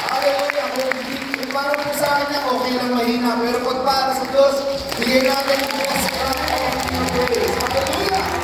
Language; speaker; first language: Filipino; native; Filipino